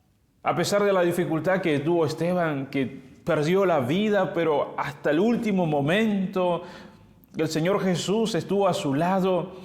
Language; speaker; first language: Spanish; native; Spanish